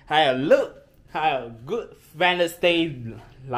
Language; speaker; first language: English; non-native, local second language; Chinese